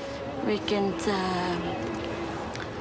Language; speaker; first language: German; non-native, learner; Thai